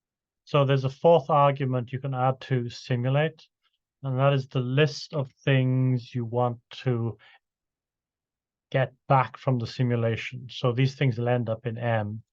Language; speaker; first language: English; native; English